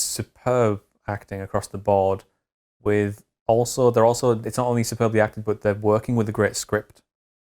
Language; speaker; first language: English; native; English